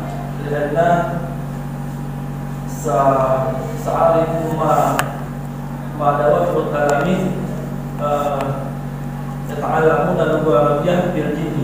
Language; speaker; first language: Arabic; non-native, learner; Indonesian